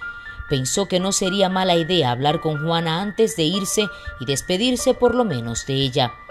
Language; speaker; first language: Spanish; native; Spanish